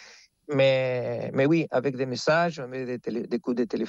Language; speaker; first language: French; non-native, fluent; Spanish